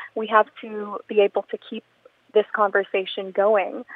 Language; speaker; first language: English; non-native, local second language; Filipino